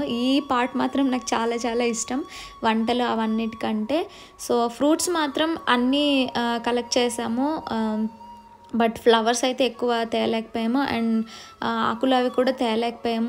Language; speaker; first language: Telugu; native; Telugu